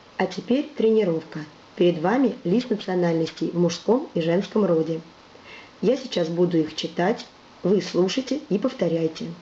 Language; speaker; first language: Russian; native; Russian